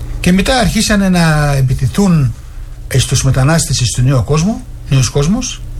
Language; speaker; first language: Greek; non-native, fluent; Arabic